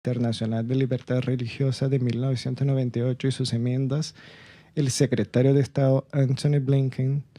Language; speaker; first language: Spanish; native; Spanish